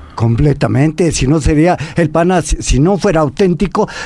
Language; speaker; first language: Spanish; native; Spanish